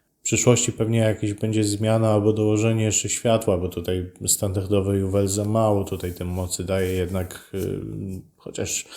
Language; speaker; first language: Polish; native; Polish